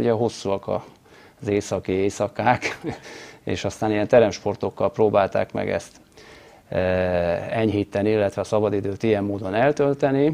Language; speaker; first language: Hungarian; native; Hungarian